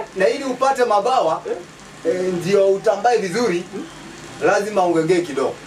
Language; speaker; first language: Swahili; non-native, local second language; Kamba